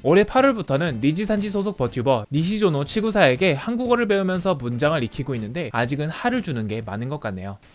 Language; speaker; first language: Korean; native; Korean